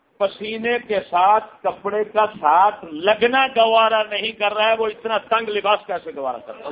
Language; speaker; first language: Urdu; non-native, local second language; Punjabi